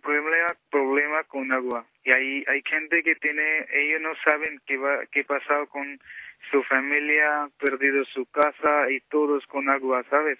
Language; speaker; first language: Spanish; non-native, local second language; Punjabi